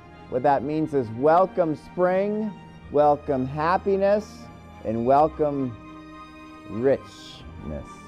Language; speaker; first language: English; native; English